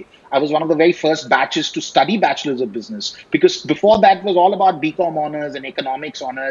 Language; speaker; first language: English; non-native, local second language; Hindi